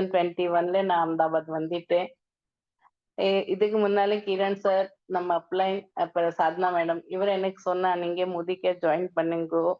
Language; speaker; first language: Tamil; non-native, learner; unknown